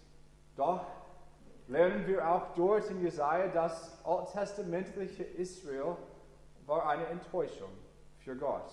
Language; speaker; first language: German; non-native, fluent; English